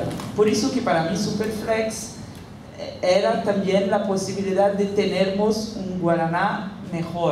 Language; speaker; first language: Spanish; non-native, fluent; Portuguese